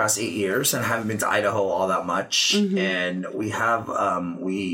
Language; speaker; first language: English; non-native, local second language; Filipino